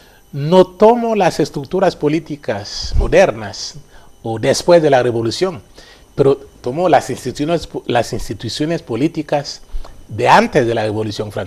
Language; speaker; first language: Spanish; non-native, fluent; Haitian Creole